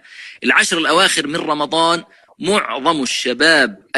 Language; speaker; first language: Arabic; native; Arabic